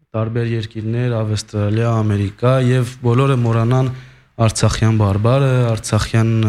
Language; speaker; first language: Armenian; early bilingual, heritage; Armenian